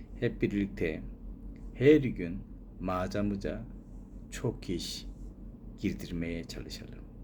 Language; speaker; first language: Turkish; non-native, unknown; Korean